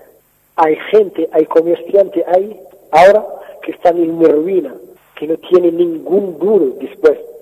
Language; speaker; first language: Spanish; non-native, fluent; Arabic